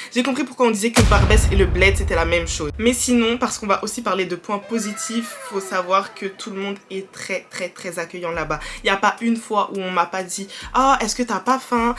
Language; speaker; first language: French; early bilingual, other home language; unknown